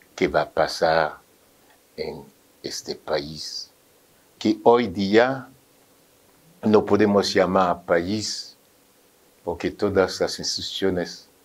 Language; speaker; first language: Spanish; non-native, fluent; Haitian Creole